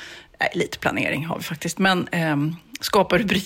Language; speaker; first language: Swedish; native; Swedish